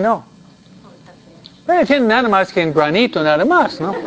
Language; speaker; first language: Spanish; non-native, fluent; English